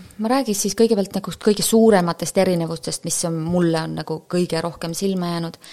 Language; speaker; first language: Estonian; native; Estonian